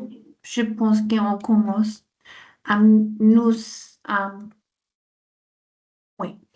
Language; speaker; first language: French; non-native, fluent; Dutch